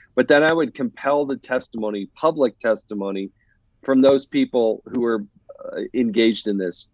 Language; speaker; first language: English; native; English